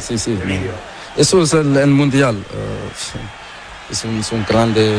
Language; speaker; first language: Spanish; non-native, learner; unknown